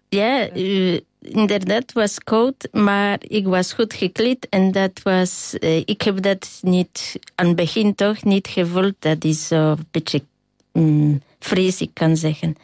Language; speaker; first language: Dutch; non-native, fluent; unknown